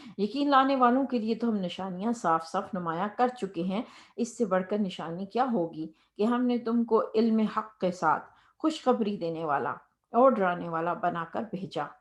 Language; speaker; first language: Urdu; native; Urdu